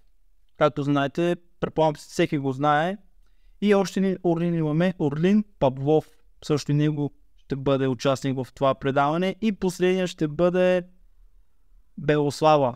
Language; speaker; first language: Bulgarian; native; Bulgarian